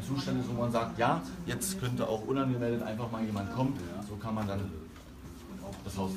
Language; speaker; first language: German; native; German